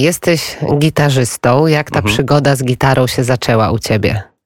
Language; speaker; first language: Polish; native; Polish